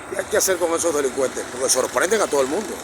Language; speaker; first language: Spanish; native; Spanish